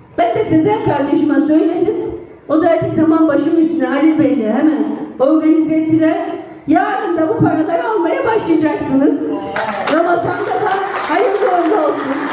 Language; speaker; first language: Turkish; native; Turkish